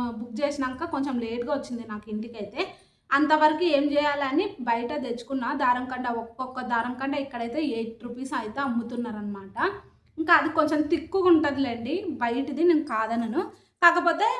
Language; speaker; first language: Telugu; native; Telugu